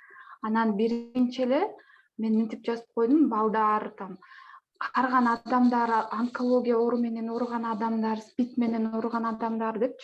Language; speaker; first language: Kyrgyz; native; Kyrgyz